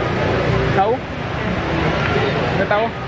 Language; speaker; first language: Indonesian; non-native, learner; Kazakh